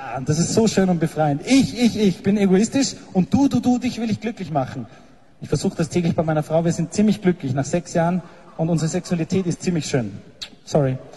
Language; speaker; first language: German; native; German